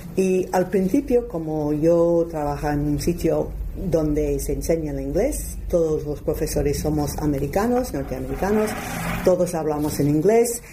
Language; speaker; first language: Spanish; non-native, fluent; English